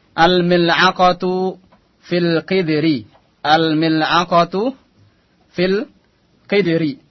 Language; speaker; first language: Arabic; non-native, fluent; Indonesian